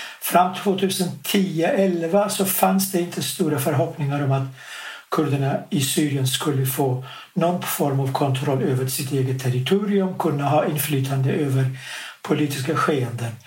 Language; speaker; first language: Swedish; non-native, fluent; Kurdish